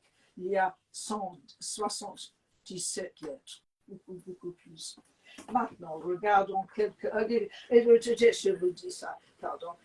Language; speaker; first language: French; non-native, fluent; English